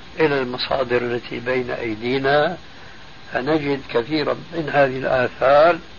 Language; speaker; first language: Arabic; early bilingual, other home language; Albanian